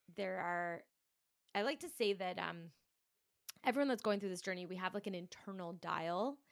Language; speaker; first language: English; native; English